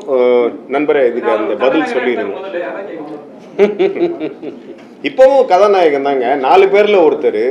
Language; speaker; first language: Tamil; native; Tamil